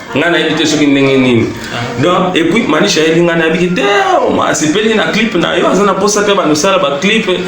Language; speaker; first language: Lingala; native; Lingala